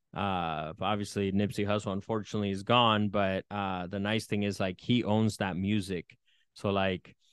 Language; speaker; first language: English; early bilingual, other home language; Spanish